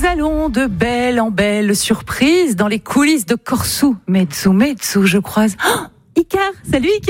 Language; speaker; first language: French; native; French